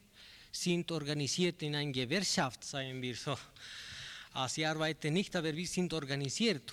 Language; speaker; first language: German; non-native, learner; Spanish